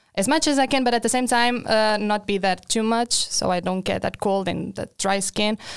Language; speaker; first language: English; non-native, fluent; Portuguese